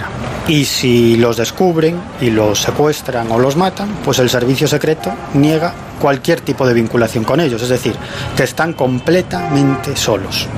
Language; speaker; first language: Spanish; native; Spanish